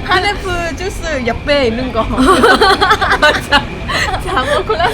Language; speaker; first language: Korean; non-native, local second language; Vietnamese